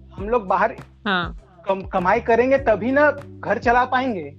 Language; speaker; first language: Hindi; non-native, local second language; Bangla